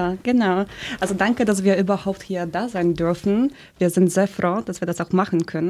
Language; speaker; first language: German; early bilingual, other home language; Polish